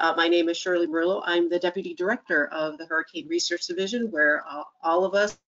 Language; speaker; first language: English; native; English